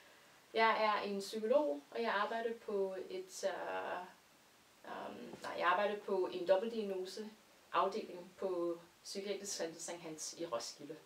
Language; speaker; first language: Danish; non-native, fluent; English